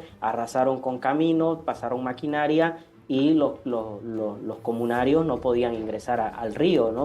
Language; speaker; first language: Spanish; native; Spanish